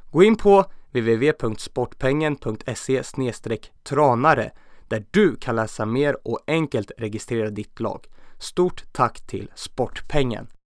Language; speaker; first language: Swedish; native; Swedish